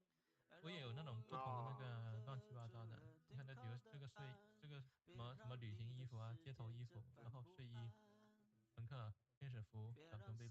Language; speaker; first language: Chinese; native; Chinese